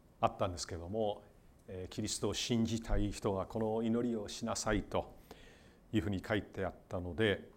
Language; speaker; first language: Japanese; non-native, fluent; English